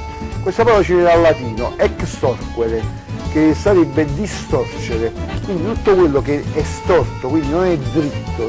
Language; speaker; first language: Italian; native; Italian